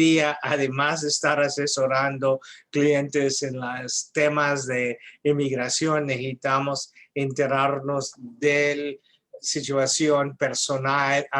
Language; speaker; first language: Spanish; early bilingual, heritage; English